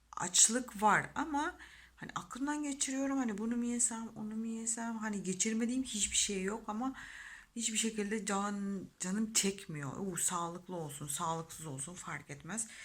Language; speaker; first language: Turkish; non-native, fluent; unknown